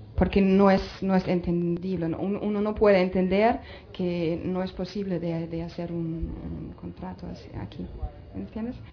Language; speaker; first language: Spanish; non-native, fluent; German